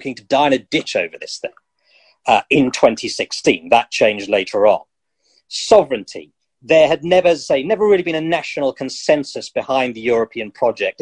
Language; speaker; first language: English; native; English